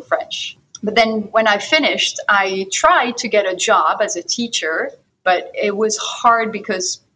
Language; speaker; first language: English; non-native, fluent; French